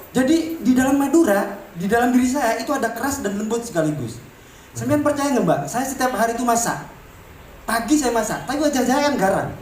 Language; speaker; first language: Indonesian; non-native, local second language; Madurese